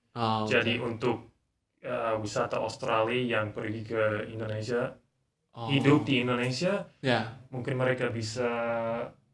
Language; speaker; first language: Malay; non-native, learner; English